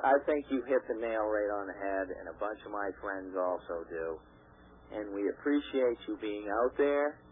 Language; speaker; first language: English; native; English